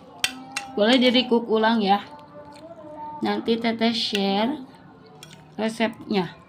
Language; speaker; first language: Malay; non-native, local second language; Sundanese